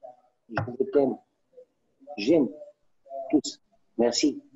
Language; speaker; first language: French; non-native, learner; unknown